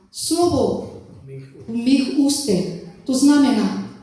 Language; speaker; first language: Czech; non-native, fluent; Korean